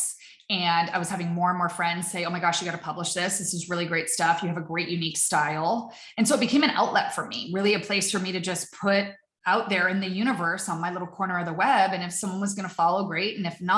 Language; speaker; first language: English; native; English